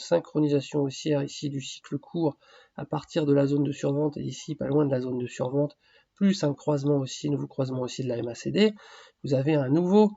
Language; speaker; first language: French; native; French